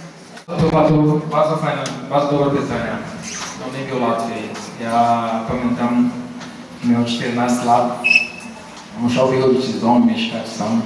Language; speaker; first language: Polish; non-native, learner; Portuguese